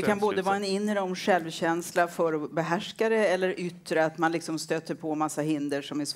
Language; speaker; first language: Swedish; native; Swedish